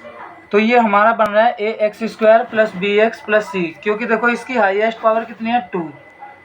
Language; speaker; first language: Hindi; native; Hindi